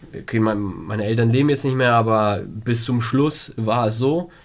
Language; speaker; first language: German; early bilingual, other home language; Polish